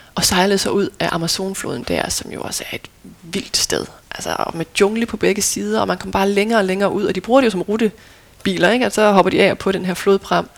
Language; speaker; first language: Danish; native; Danish